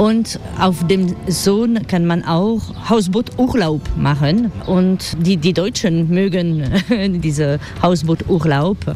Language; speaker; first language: German; non-native, learner; French